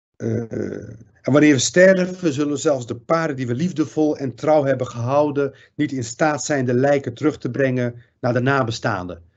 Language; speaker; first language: Dutch; early bilingual, other home language; Riffian